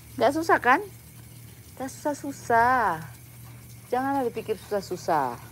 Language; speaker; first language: Indonesian; native; Indonesian